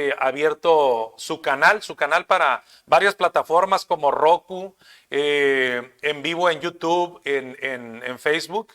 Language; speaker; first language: Spanish; native; Spanish